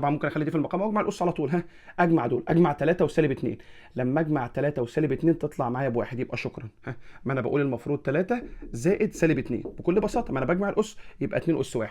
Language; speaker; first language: Arabic; native; Arabic